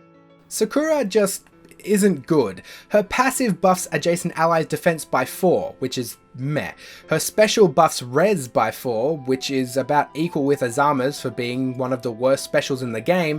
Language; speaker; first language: English; native; English